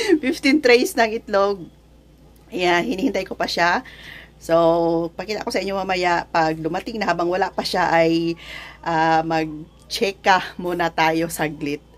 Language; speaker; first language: Filipino; non-native, local second language; Cebuano